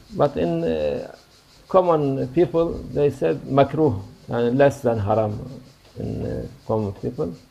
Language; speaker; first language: English; non-native, learner; Turkish